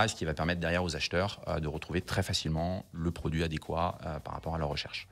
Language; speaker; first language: French; native; French